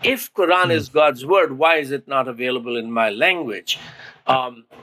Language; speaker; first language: English; non-native, local second language; Hindi